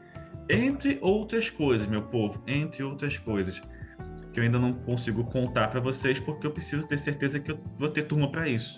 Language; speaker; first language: Portuguese; native; Portuguese